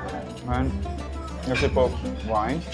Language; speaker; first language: English; non-native, local second language; Malayalam